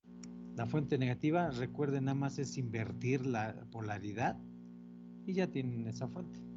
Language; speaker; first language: Spanish; native; Spanish